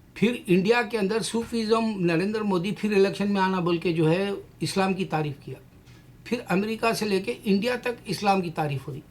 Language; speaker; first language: Urdu; native; Urdu